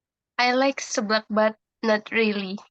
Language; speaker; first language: English; non-native, learner; Indonesian